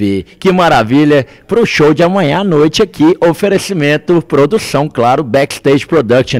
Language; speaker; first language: Portuguese; native; Portuguese